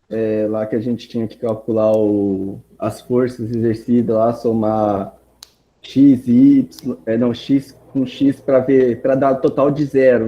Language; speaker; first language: Portuguese; native; Portuguese